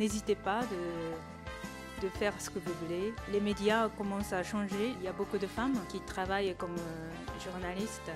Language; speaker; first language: French; non-native, fluent; Japanese